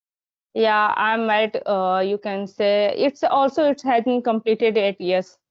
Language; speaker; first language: English; non-native, learner; Hindi